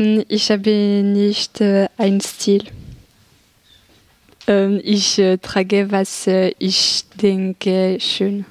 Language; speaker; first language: German; non-native, learner; French